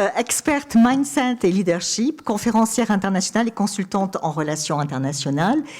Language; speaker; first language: French; native; French